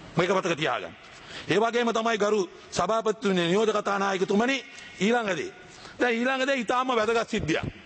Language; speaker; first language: Sinhala; non-native, local second language; Tamil